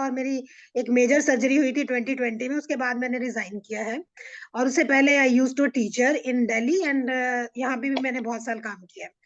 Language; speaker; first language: Hindi; native; Hindi